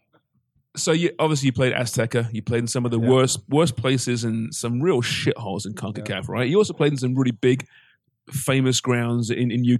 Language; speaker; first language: English; native; English